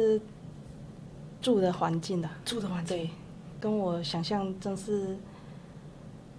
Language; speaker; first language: Chinese; non-native, local second language; Cantonese